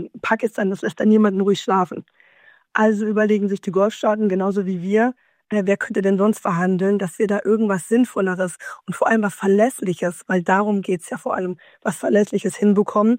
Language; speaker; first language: German; native; German